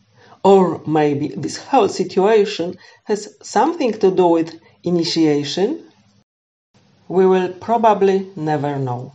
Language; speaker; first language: English; non-native, fluent; Polish